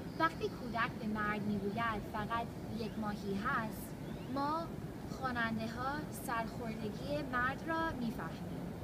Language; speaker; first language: Persian; early bilingual, heritage; English